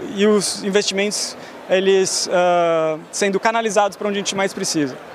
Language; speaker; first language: Portuguese; native; Portuguese